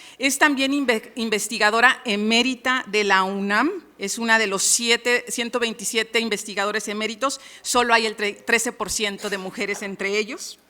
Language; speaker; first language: Spanish; native; Spanish